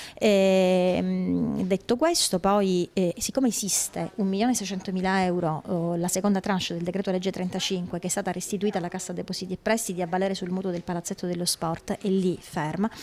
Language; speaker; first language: Italian; native; Italian